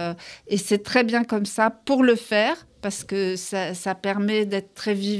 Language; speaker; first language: French; native; French